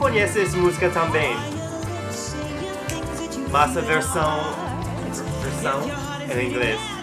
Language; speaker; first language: Portuguese; non-native, learner; English